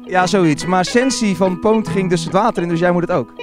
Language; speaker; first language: Dutch; native; Dutch